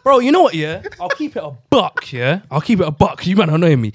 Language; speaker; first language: English; native; English